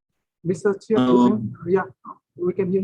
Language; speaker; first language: English; non-native, fluent; Vietnamese